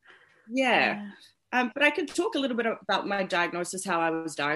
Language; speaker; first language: English; native; English